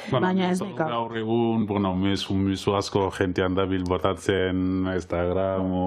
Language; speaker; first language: Basque; non-native, local second language; Spanish